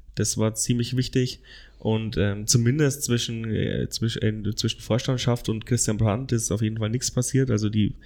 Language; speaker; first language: German; native; German